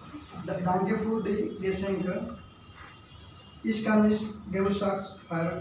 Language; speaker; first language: German; non-native, learner; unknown